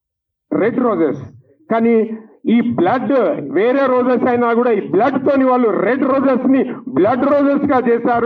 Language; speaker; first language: Telugu; native; Telugu